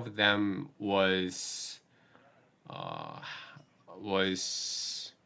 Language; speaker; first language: English; non-native, learner; Korean